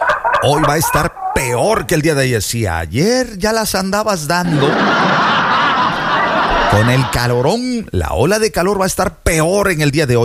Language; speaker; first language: Spanish; native; Spanish